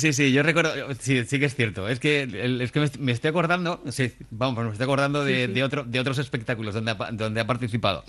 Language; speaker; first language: Spanish; native; Spanish